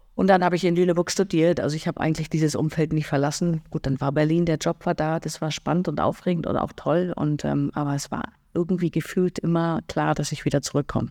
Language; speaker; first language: German; native; German